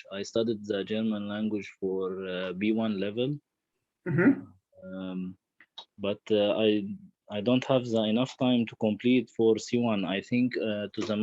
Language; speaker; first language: English; non-native, learner; Arabic